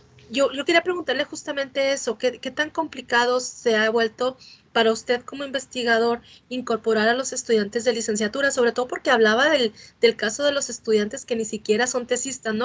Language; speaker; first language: Spanish; native; Spanish